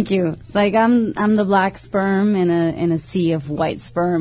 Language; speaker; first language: English; native; English